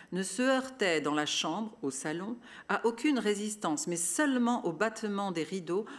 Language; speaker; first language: French; native; French